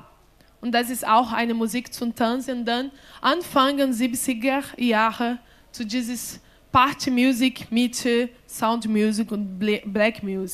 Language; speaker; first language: German; non-native, learner; Portuguese